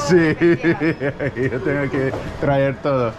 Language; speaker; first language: Spanish; non-native, learner; English